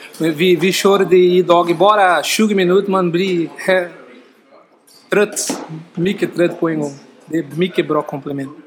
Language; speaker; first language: Swedish; non-native, learner; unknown